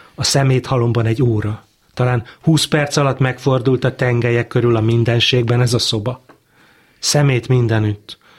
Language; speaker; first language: Hungarian; native; Hungarian